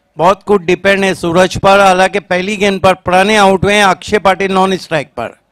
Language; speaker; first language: Hindi; non-native, local second language; Marathi